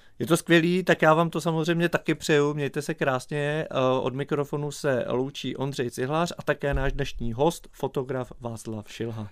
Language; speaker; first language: Czech; native; Czech